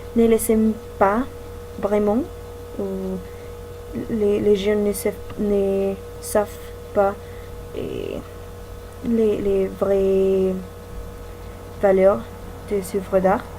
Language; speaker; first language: French; non-native, learner; Spanish